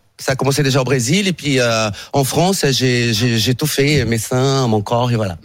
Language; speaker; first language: French; non-native, fluent; Portuguese